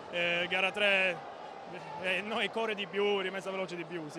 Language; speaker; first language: Italian; non-native, learner; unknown